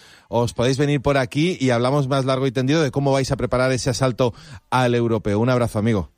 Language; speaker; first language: Spanish; native; Spanish